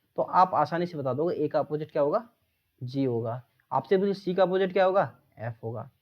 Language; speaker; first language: Hindi; native; Hindi